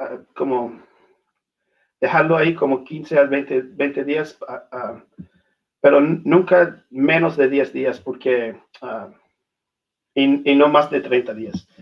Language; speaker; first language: Spanish; non-native, learner; English